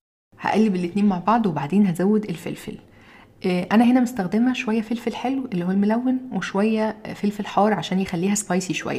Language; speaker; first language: Arabic; native; Arabic